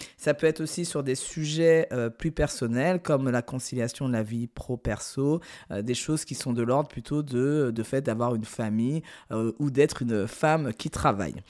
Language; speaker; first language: French; native; French